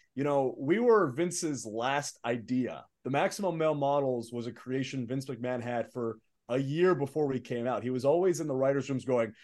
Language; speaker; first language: English; early bilingual, other home language; Arabic